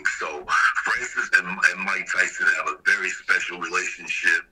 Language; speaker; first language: English; native; English